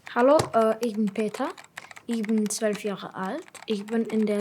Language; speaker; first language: German; non-native, learner; Slovenian